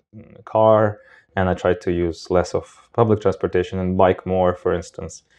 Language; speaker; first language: English; non-native, fluent; Romanian